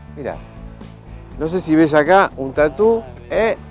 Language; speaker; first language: Spanish; native; Spanish